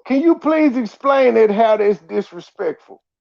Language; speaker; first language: English; native; English